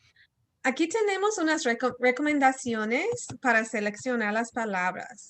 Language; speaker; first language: Spanish; early bilingual, heritage; Spanish